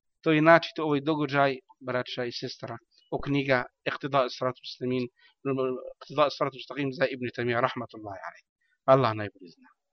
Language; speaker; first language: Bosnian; non-native, learner; Arabic